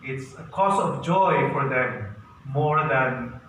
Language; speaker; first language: English; non-native, local second language; Filipino